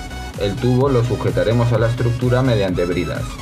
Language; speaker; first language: Spanish; native; Spanish